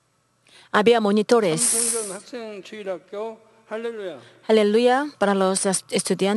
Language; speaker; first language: Spanish; non-native, learner; Korean